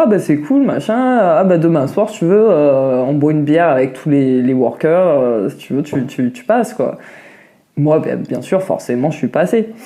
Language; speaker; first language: French; native; French